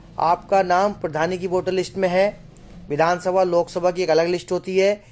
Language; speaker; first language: Hindi; native; Hindi